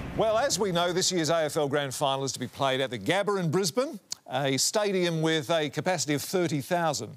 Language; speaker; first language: English; native; English